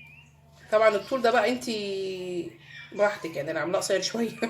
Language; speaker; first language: Arabic; native; Arabic